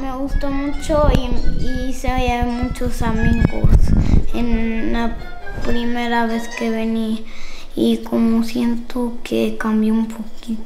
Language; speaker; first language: Spanish; early bilingual, heritage; Spanish